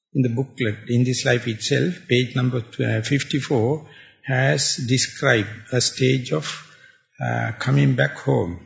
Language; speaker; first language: English; non-native, local second language; Sinhala